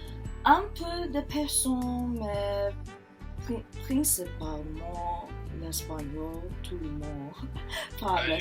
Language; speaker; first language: French; non-native, learner; English